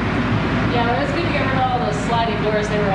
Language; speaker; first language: English; native; English